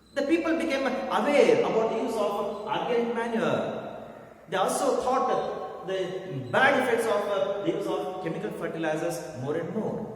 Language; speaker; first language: English; non-native, local second language; Kannada